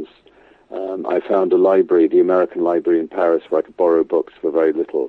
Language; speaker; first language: English; native; English